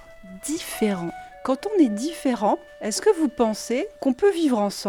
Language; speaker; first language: French; native; French